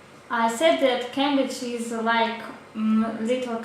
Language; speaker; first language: English; non-native, learner; Russian